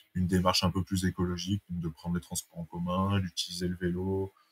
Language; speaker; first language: French; native; French